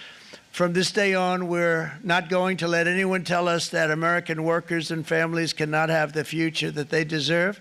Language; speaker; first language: English; native; English